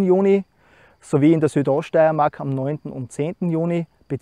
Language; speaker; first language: German; native; German